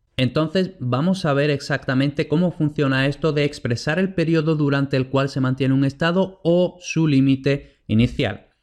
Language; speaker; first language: Spanish; native; Spanish